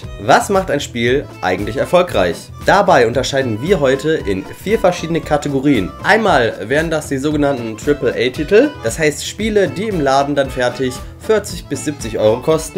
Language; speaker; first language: German; native; German